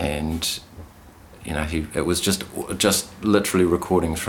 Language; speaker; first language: English; native; English